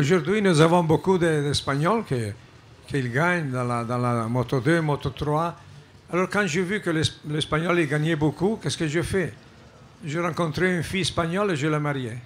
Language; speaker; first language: French; non-native, fluent; Italian